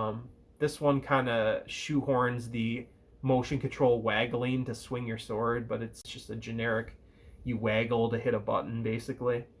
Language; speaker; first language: English; native; English